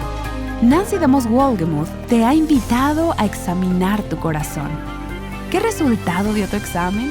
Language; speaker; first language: Spanish; native; Spanish